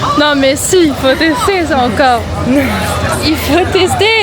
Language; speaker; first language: French; native; French